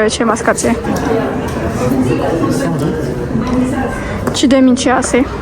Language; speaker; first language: Armenian; early bilingual, heritage; Armenian